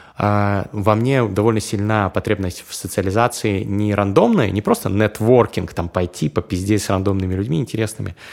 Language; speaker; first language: Russian; native; Russian